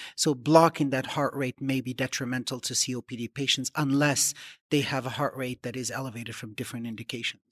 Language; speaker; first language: English; non-native, fluent; Arabic